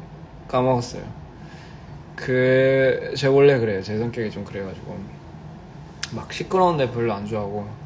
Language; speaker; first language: Korean; early bilingual, heritage; Korean